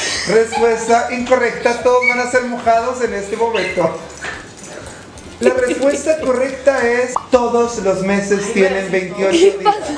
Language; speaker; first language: Spanish; native; Spanish